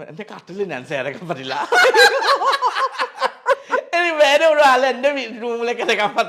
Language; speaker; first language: Malayalam; non-native, fluent; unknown